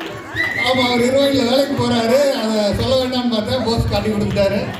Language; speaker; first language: Tamil; native; Tamil